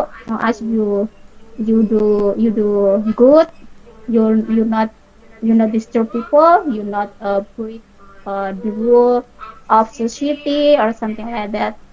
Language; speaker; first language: English; non-native, learner; Indonesian